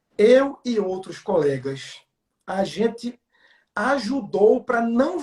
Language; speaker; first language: Portuguese; native; Portuguese